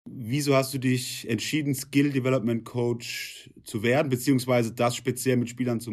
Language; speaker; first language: German; native; German